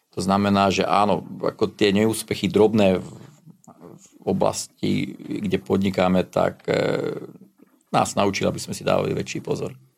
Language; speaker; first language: Slovak; non-native, local second language; Hungarian